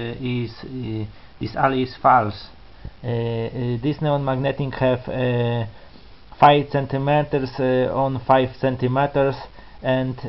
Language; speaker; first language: English; non-native, learner; Polish